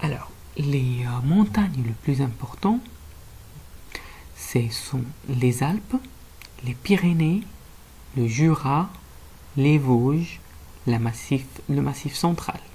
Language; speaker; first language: French; non-native, fluent; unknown